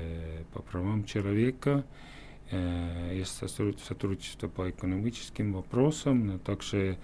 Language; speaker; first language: Russian; non-native, fluent; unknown